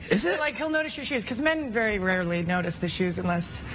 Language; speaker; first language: English; native; English